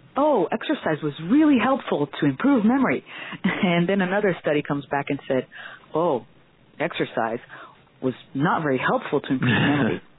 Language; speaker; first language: English; non-native, fluent; Portuguese